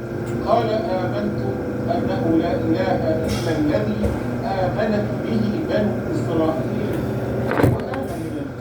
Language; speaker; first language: Arabic; native; Arabic